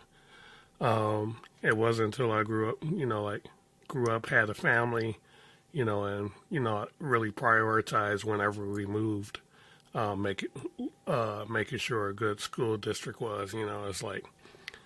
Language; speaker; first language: English; native; English